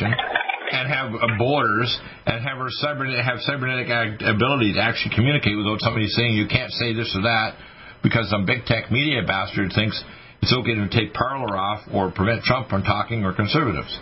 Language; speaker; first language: English; native; English